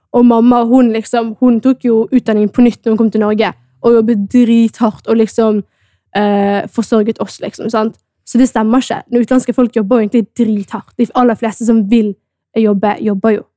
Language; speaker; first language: Norwegian; early bilingual, other home language; Amharic